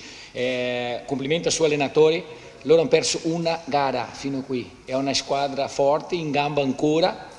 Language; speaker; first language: Italian; non-native, fluent; Portuguese